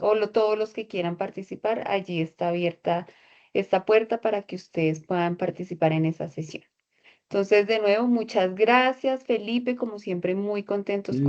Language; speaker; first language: Spanish; native; Spanish